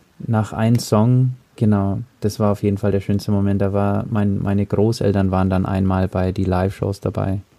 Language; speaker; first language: German; early bilingual, heritage; German